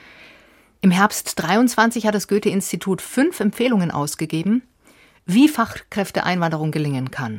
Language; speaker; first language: German; native; German